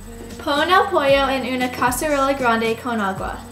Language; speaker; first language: Spanish; non-native, learner; English